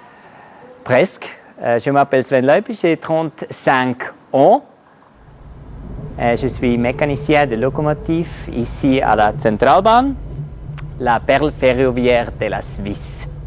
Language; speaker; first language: French; non-native, learner; German